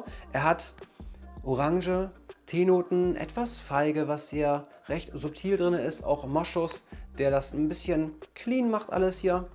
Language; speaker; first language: German; native; German